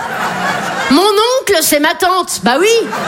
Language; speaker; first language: French; native; French